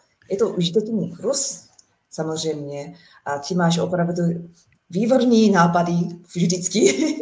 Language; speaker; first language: Czech; non-native, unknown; Japanese